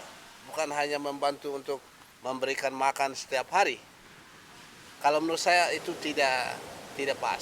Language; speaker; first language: Indonesian; non-native, local second language; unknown